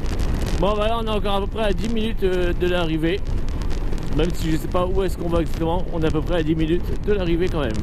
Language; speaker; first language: French; native; French